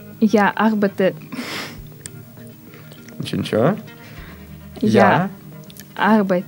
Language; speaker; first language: German; non-native, learner; Russian